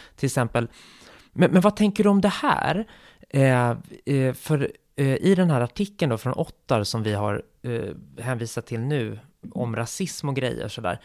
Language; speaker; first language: Swedish; native; Swedish